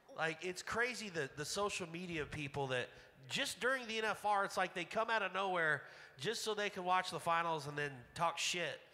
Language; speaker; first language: English; native; English